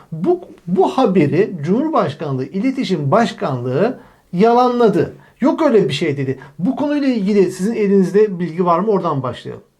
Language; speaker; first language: Turkish; native; Turkish